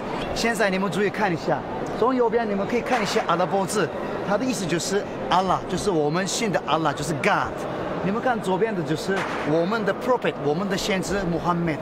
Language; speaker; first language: Chinese; non-native, fluent; Turkish